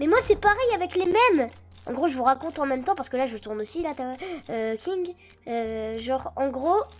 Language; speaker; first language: French; native; French